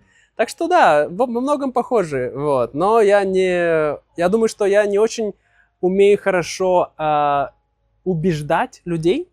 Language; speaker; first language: Russian; native; Russian